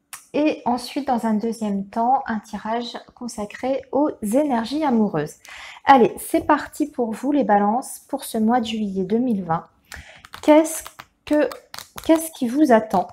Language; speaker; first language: French; native; French